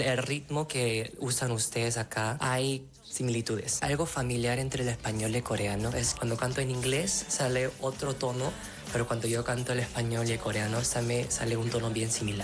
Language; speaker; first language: Spanish; non-native, fluent; Korean